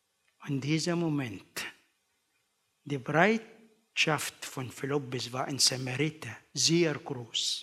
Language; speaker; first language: German; non-native, learner; Arabic